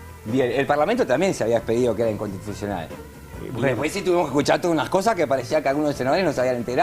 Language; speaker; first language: Spanish; native; Spanish